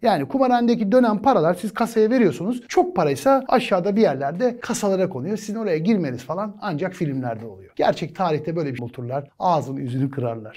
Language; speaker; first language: Turkish; native; Turkish